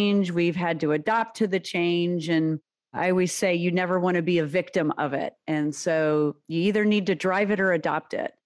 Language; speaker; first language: English; early bilingual, other home language; Serbian